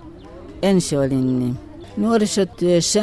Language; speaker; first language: Finnish; non-native, fluent; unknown